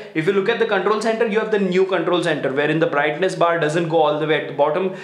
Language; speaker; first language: English; non-native, local second language; Hindi